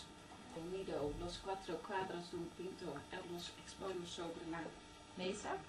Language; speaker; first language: Spanish; non-native, learner; Dutch